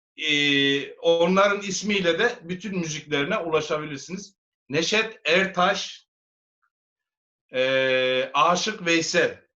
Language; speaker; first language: Turkish; native; Turkish